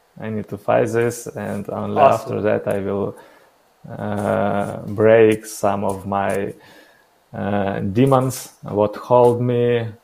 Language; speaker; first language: English; non-native, learner; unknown